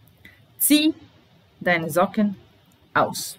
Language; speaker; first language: German; non-native, fluent; Serbian